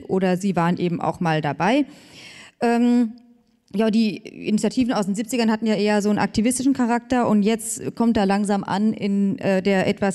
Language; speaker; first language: German; native; German